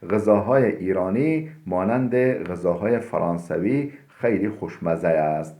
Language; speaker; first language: Persian; non-native, fluent; Turkish